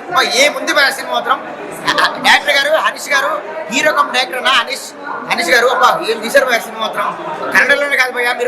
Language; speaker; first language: Telugu; native; Telugu